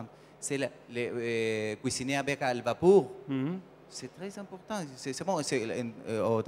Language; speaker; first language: French; non-native, learner; Spanish